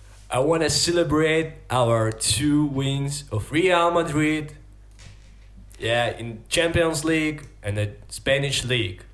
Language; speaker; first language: English; non-native, learner; Russian